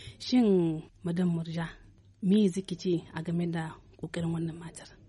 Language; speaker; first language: Hausa; native; Hausa